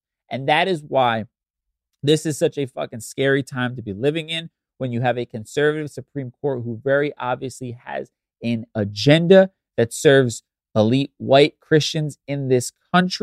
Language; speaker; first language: English; native; English